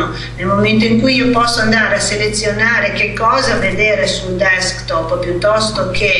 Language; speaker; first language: Italian; native; Italian